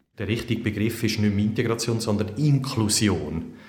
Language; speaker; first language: German; native; German